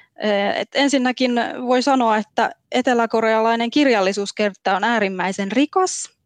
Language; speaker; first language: Finnish; native; Finnish